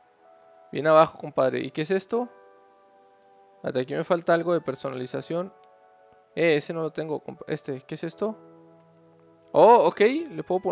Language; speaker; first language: Spanish; native; Spanish